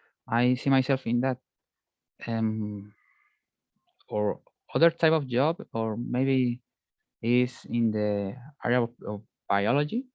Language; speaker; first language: English; non-native, learner; Spanish